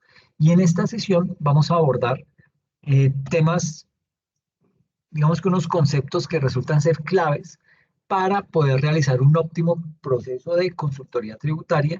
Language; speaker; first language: Spanish; native; Spanish